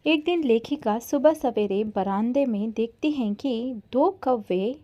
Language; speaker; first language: Hindi; non-native, local second language; Kannada